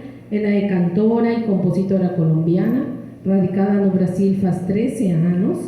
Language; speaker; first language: Portuguese; non-native, fluent; Spanish